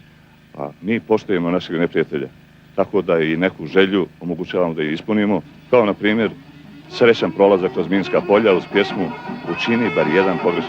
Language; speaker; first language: Bosnian; native; Bosnian